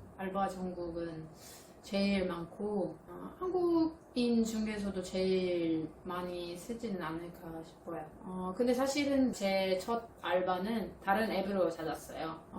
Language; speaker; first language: Korean; non-native, fluent; Italian